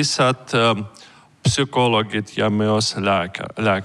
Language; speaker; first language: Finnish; non-native, learner; Ukrainian